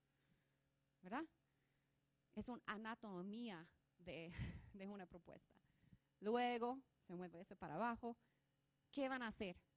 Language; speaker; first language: Spanish; non-native, fluent; English